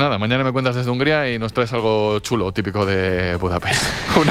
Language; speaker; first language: Spanish; native; Spanish